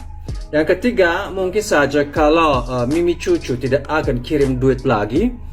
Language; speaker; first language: Indonesian; non-native, fluent; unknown